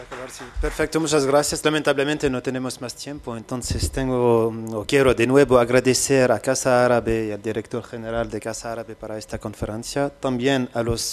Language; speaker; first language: Spanish; non-native, fluent; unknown